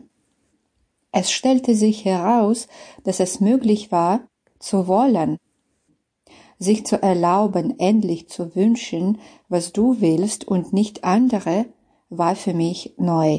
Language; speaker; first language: German; non-native, fluent; Belarusian